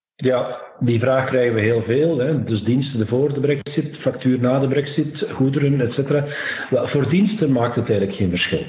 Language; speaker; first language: Dutch; native; Dutch